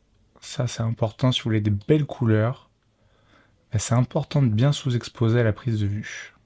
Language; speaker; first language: French; native; French